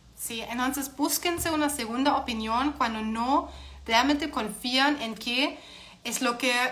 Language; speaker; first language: Spanish; non-native, fluent; German